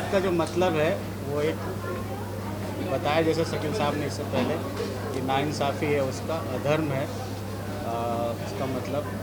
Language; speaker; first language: Hindi; native; Hindi